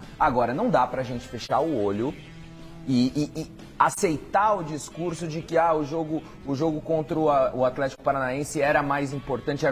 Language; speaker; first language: Portuguese; native; Portuguese